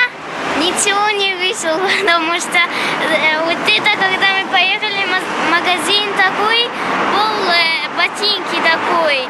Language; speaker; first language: Russian; early bilingual, heritage; Arabic